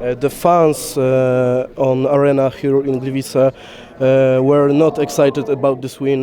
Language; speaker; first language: English; non-native, learner; Polish